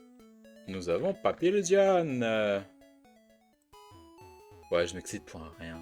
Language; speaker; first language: French; native; French